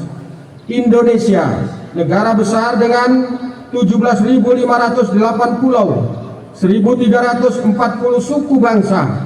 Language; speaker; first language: Indonesian; native; Indonesian